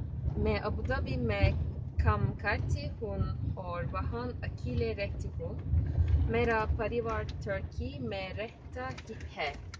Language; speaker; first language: Hindi; non-native, learner; Turkish